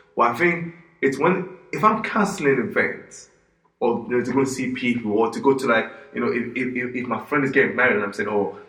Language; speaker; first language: English; non-native, local second language; Yoruba